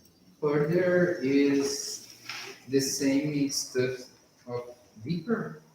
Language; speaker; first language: English; non-native, learner; Portuguese